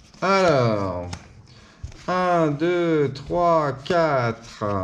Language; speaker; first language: French; native; French